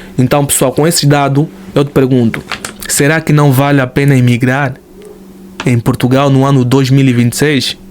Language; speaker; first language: Portuguese; native; Portuguese